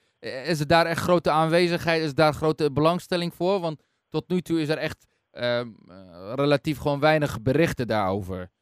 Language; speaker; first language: Dutch; non-native, fluent; Central Kurdish